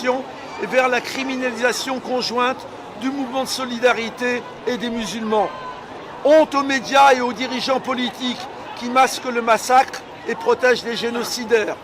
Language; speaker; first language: French; native; French